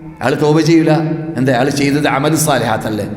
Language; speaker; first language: Malayalam; native; Malayalam